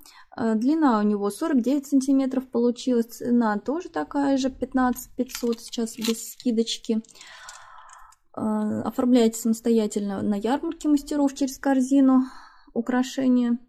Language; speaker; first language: Russian; native; Russian